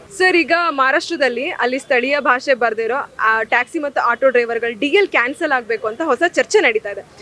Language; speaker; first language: Kannada; native; Kannada